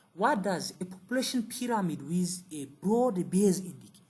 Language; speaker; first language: English; non-native, local second language; Amharic